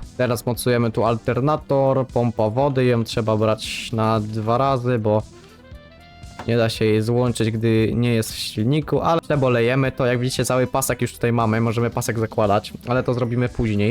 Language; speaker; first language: Polish; native; Polish